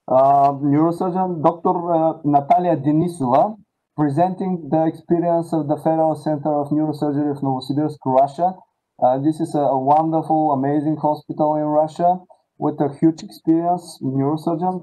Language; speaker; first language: English; non-native, fluent; Bulgarian